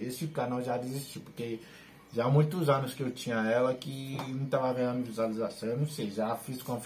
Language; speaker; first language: Portuguese; non-native, learner; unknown